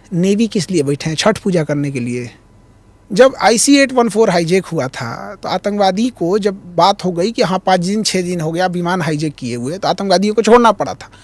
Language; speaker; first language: Hindi; native; Hindi